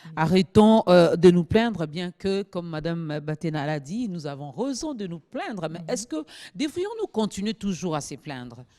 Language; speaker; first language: French; non-native, local second language; Lingala